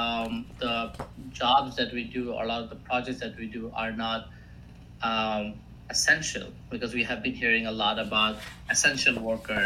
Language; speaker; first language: English; non-native, local second language; Assamese